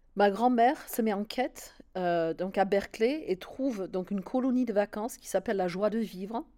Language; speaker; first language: French; non-native, fluent; English